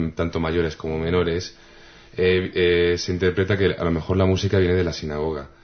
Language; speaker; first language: Spanish; native; Spanish